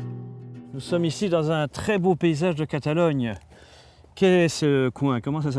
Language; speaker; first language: French; native; French